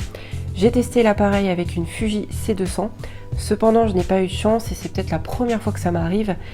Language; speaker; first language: French; native; French